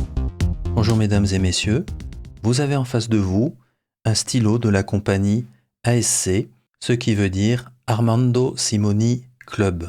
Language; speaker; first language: French; native; French